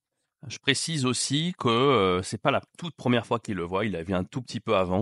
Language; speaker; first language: French; native; French